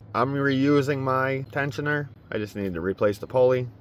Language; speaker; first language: English; native; English